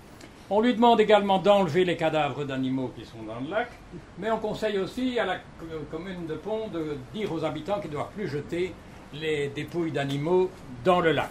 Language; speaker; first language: French; native; French